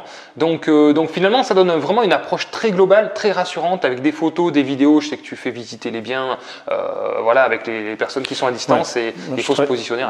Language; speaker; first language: French; native; French